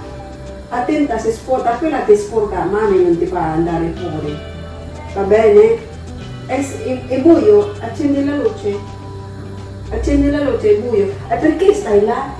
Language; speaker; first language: Italian; non-native, fluent; Filipino